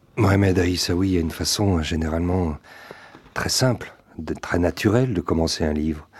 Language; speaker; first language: French; native; French